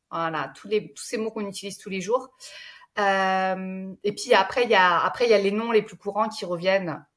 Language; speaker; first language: French; native; French